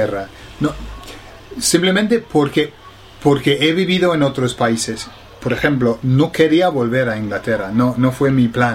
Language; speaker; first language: Spanish; non-native, fluent; English